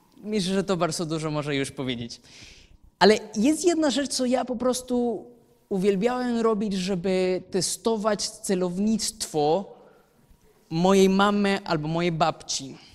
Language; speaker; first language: Polish; non-native, fluent; Spanish